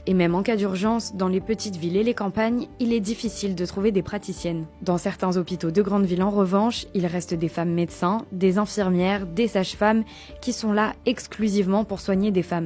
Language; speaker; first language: French; native; French